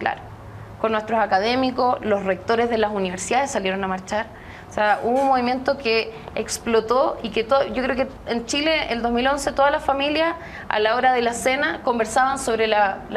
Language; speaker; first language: Spanish; native; Spanish